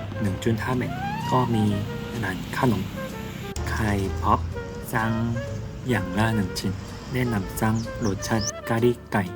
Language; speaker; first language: Thai; non-native, learner; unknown